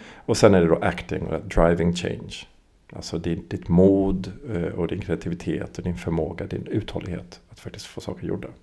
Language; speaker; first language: Swedish; early bilingual, other home language; English